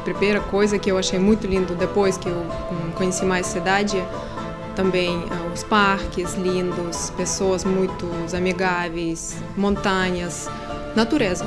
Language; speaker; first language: Portuguese; non-native, fluent; Russian